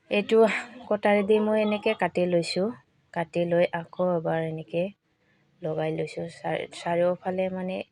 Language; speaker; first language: Assamese; native; Assamese